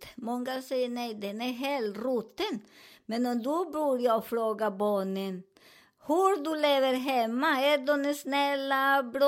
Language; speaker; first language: Swedish; non-native, learner; Spanish